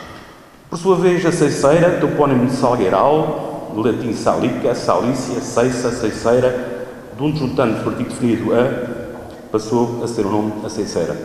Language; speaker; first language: Portuguese; native; Portuguese